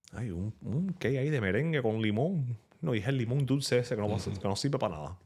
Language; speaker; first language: Spanish; early bilingual, heritage; Spanish